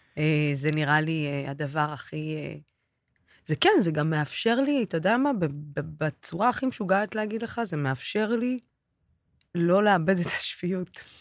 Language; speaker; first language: Hebrew; non-native, local second language; Arabic